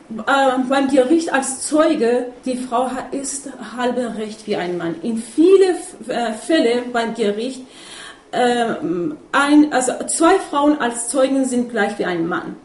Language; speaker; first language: German; non-native, fluent; Persian